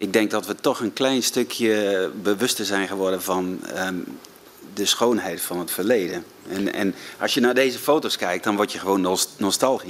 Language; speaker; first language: Dutch; native; Dutch